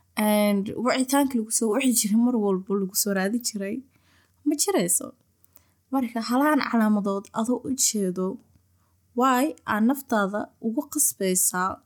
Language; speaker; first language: Somali; early bilingual, heritage; Somali